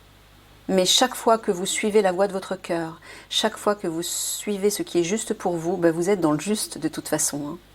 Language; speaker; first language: French; native; French